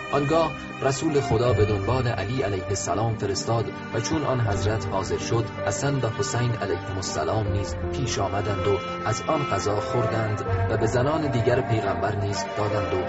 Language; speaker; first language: Persian; native; Persian